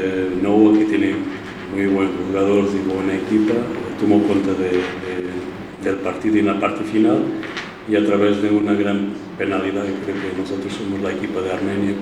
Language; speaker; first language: Spanish; non-native, fluent; Portuguese